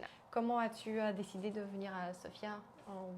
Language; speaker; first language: French; non-native, fluent; Bulgarian